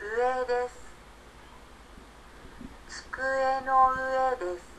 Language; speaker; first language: Japanese; non-native, learner; Indonesian